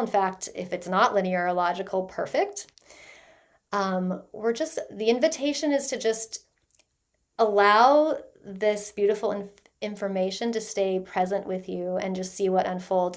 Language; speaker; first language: English; native; English